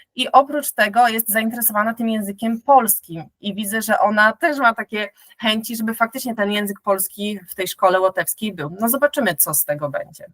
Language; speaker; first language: Polish; native; Polish